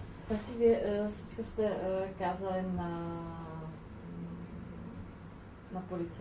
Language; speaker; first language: Bulgarian; non-native, fluent; Czech